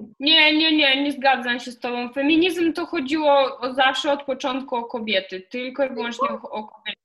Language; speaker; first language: Polish; non-native, fluent; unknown